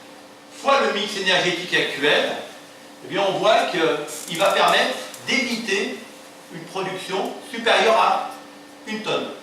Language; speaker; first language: French; native; French